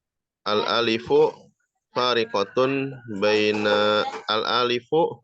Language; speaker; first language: Arabic; non-native, learner; Indonesian